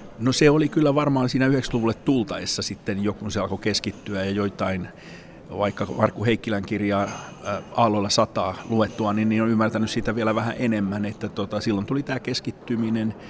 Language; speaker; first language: Finnish; native; Finnish